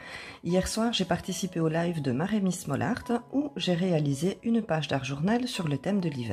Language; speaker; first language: French; native; French